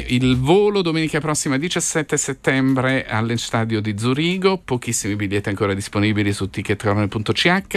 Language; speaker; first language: Italian; native; Italian